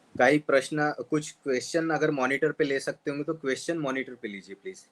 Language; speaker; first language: Hindi; non-native, local second language; Marathi